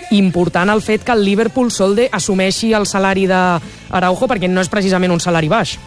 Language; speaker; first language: Catalan; native; Catalan